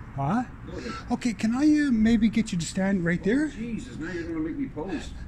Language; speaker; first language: English; native; English